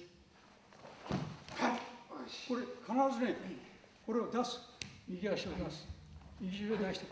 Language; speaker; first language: Japanese; native; Japanese